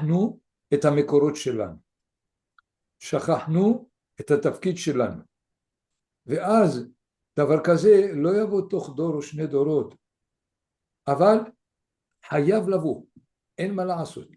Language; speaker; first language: Hebrew; non-native, fluent; French